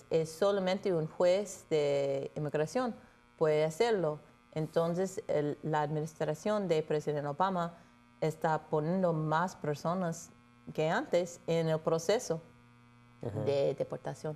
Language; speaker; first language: Spanish; non-native, fluent; English